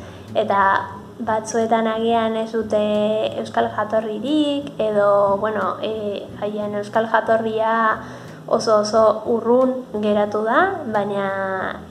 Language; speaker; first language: Basque; non-native, fluent; Spanish